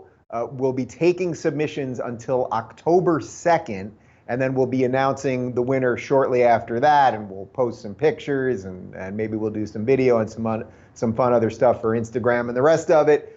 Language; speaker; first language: English; native; English